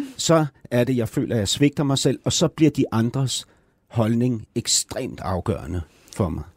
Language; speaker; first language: Danish; native; Danish